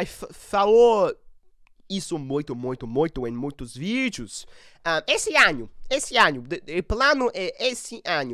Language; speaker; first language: Portuguese; non-native, learner; English